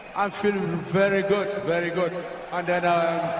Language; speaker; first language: English; non-native, local second language; French